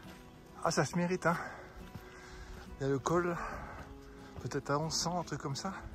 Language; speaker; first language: French; native; French